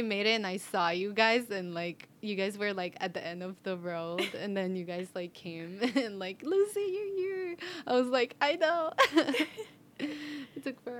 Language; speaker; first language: English; non-native, fluent; Spanish